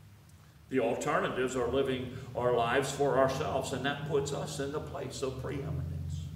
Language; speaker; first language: English; native; English